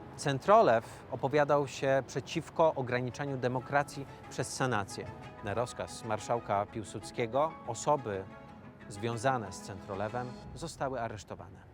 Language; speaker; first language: Polish; native; Polish